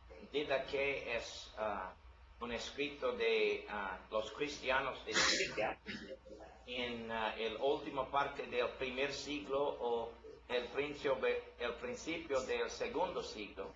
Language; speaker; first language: Spanish; non-native, learner; English